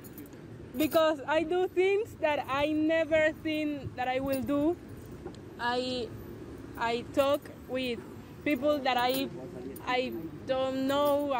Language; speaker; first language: English; non-native, learner; Spanish